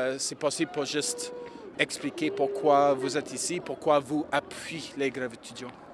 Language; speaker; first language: French; non-native, learner; English